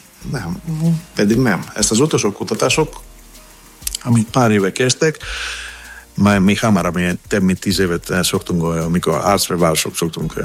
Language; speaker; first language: Hungarian; non-native, fluent; Greek